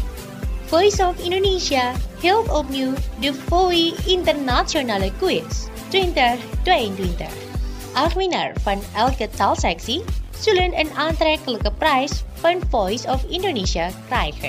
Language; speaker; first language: Dutch; non-native, fluent; Indonesian